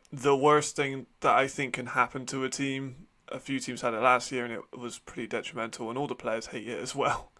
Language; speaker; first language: English; native; English